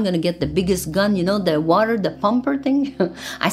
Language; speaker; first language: English; non-native, fluent; French